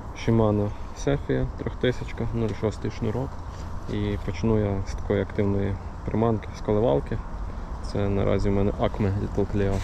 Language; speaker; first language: Ukrainian; native; Ukrainian